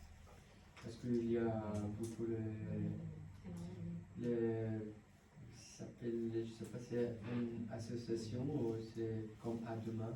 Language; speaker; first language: French; non-native, learner; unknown